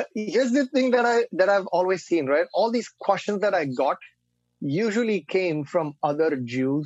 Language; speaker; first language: English; non-native, local second language; Marathi